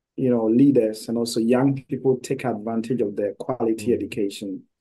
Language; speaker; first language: English; non-native, local second language; Akan